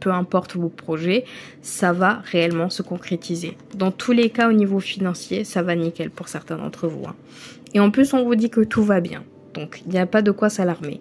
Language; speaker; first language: French; native; French